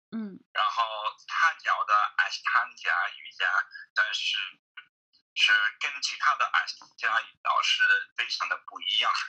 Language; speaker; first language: Chinese; non-native, fluent; English